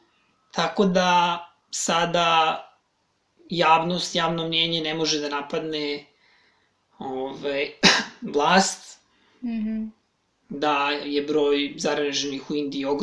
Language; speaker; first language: Serbian; native; Serbian